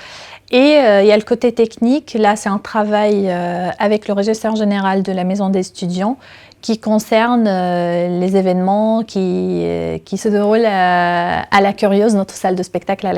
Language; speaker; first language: French; non-native, fluent; Arabic